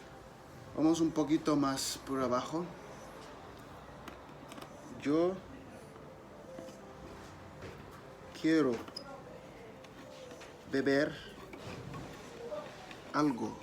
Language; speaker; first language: Spanish; non-native, learner; Wolof